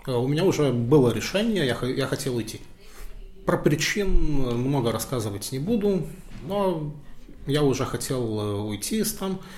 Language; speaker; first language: Russian; non-native, fluent; Lithuanian